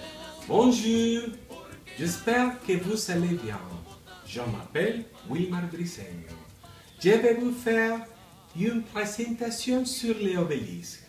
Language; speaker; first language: French; non-native, learner; Spanish